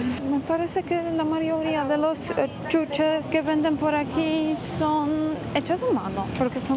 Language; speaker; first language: Spanish; non-native, fluent; Polish